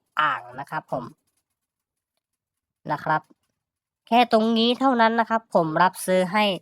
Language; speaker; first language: Thai; native; Thai